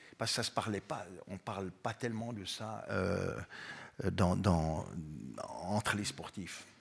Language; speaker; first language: French; native; French